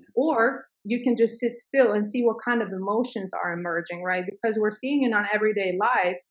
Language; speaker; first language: English; early bilingual, other home language; Swedish